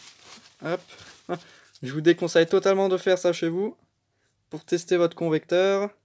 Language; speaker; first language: French; native; French